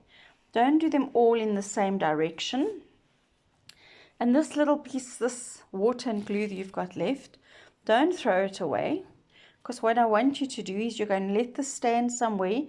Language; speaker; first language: English; native; English